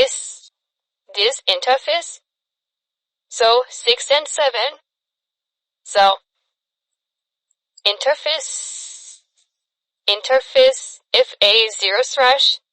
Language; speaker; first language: English; non-native, fluent; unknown